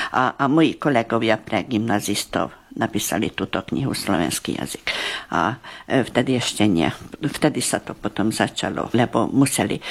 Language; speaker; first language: Slovak; early bilingual, heritage; Slovak